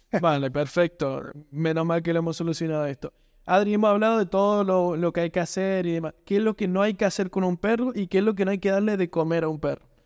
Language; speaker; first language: Spanish; native; Spanish